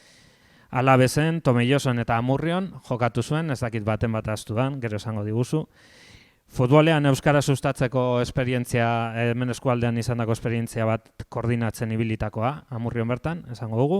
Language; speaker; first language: Basque; native; Basque